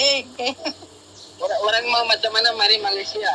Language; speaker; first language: Malay; non-native, learner; Bangla